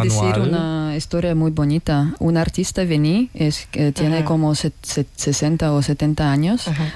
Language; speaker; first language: Spanish; non-native, learner; Russian